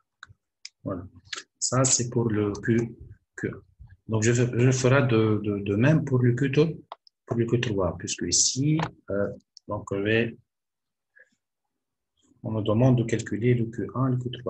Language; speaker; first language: French; non-native, local second language; Arabic